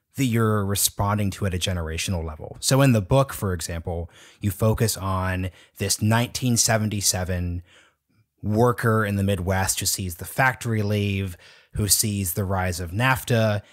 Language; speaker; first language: English; native; English